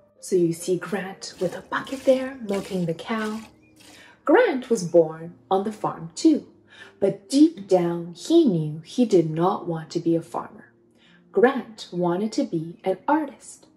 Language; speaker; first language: English; native; English